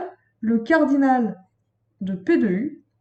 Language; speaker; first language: French; native; French